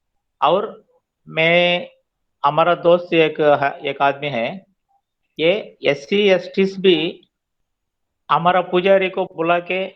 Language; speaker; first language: Hindi; non-native, local second language; Telugu